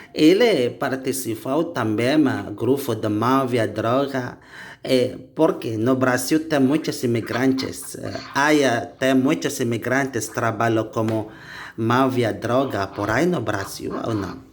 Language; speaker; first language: Portuguese; non-native, learner; Indonesian